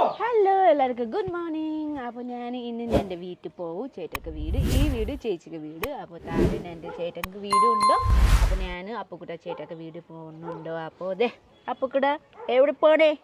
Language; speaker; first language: Malayalam; non-native, learner; Nepali